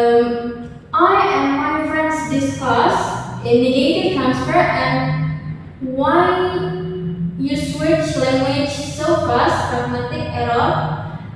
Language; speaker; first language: English; non-native, fluent; Indonesian